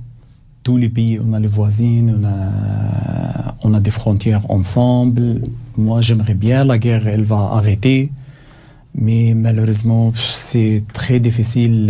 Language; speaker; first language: French; non-native, learner; Arabic